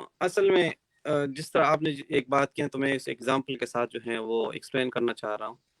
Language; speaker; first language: Urdu; non-native, local second language; Pashto